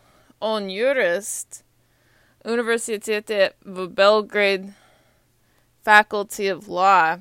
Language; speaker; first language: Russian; non-native, learner; English